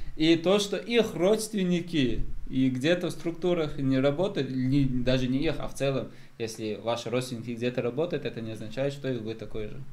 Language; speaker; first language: Russian; non-native, local second language; Chechen